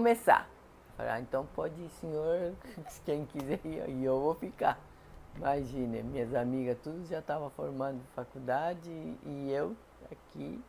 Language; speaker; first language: Portuguese; non-native, fluent; Japanese